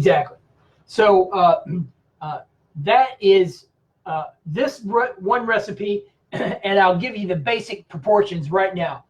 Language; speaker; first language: English; native; English